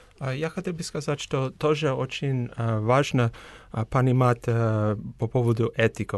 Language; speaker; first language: Russian; non-native, fluent; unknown